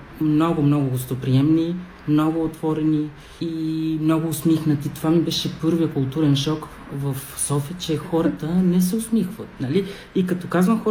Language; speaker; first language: Bulgarian; non-native, fluent; Spanish